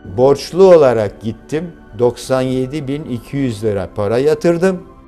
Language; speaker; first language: Turkish; native; Turkish